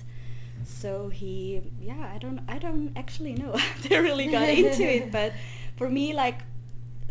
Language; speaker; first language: English; non-native, fluent; Swiss German